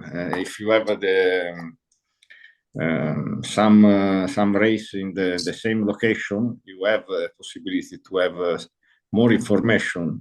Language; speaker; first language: English; non-native, learner; Italian